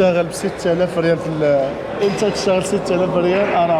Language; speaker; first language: Arabic; native; Arabic